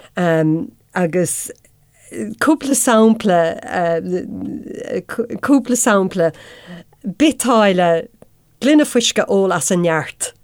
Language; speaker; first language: Irish; non-native, local second language; English